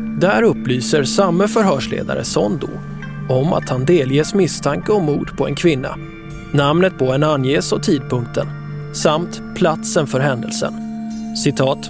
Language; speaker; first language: Swedish; native; Swedish